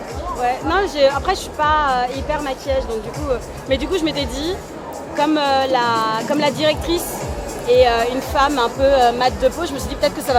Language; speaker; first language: French; native; French